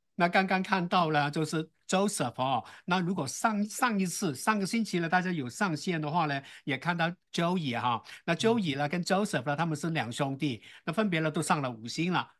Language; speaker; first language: Chinese; non-native, local second language; Cantonese